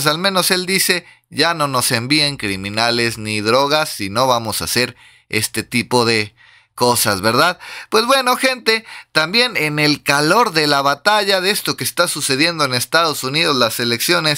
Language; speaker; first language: Spanish; native; Spanish